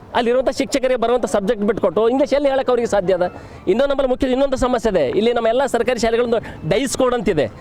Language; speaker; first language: Kannada; native; Kannada